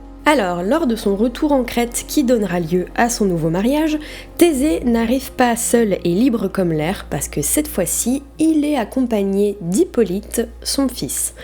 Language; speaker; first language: French; native; French